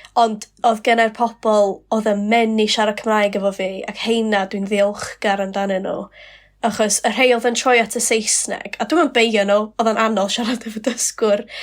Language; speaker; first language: Welsh; non-native, local second language; English